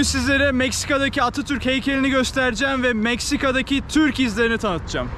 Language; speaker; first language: Turkish; native; Turkish